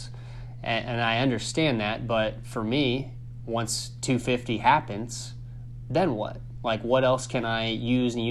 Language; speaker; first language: English; native; English